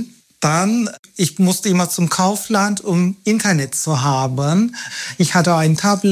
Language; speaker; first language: German; non-native, fluent; Turkish